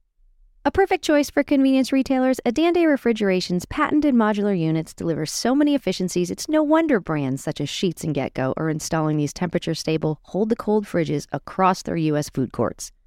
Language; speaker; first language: English; native; English